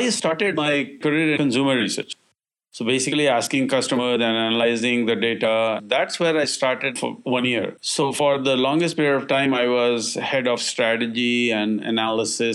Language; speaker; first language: English; non-native, local second language; Hindi